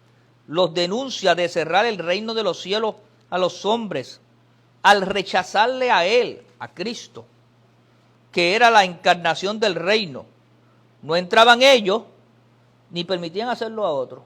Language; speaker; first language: Spanish; native; Spanish